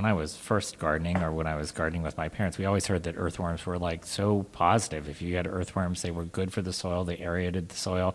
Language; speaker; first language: English; native; English